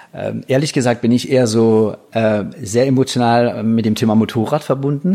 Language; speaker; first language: German; non-native, fluent; French